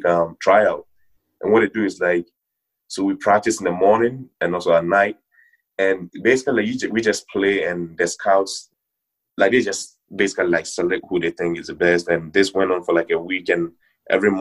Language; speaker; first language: English; non-native, local second language; Ewe